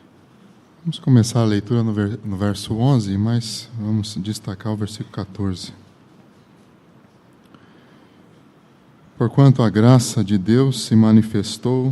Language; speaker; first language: Portuguese; native; Portuguese